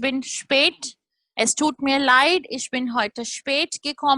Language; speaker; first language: German; non-native, learner; Hindi